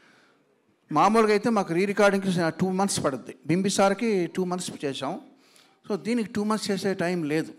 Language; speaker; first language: Telugu; native; Telugu